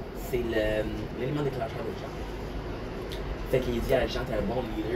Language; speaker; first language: French; native; French